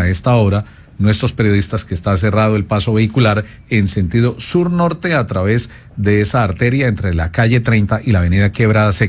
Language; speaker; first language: Spanish; native; Spanish